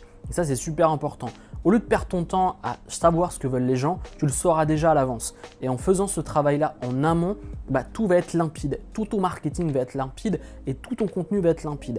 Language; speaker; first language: French; native; French